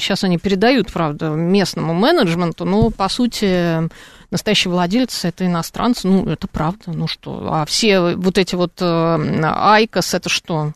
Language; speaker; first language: Russian; native; Russian